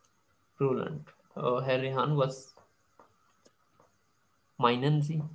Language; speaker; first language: German; non-native, fluent; Urdu